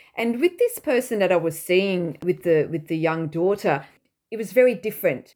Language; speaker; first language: English; non-native, fluent; Dutch